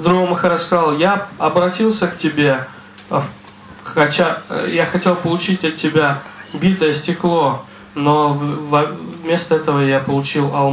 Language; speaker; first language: Russian; native; Russian